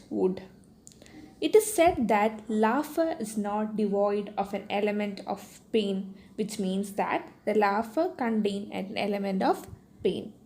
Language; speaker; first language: English; non-native, local second language; Malayalam